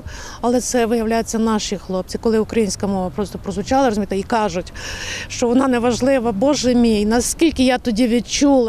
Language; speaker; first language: Ukrainian; native; Ukrainian